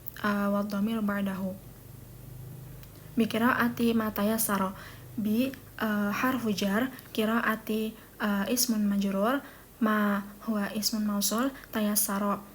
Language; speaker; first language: Arabic; non-native, learner; Indonesian